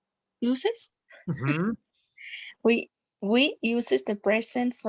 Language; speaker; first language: English; non-native, learner; Spanish